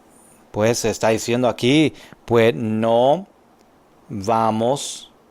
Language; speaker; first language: Spanish; non-native, fluent; English